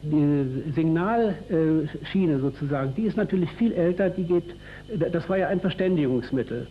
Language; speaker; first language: German; native; German